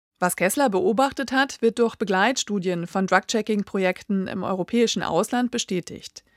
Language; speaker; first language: German; native; German